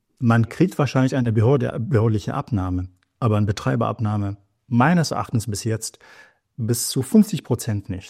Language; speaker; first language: German; native; German